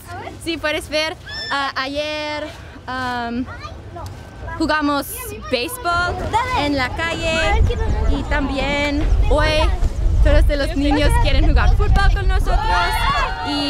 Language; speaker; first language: Spanish; non-native, learner; English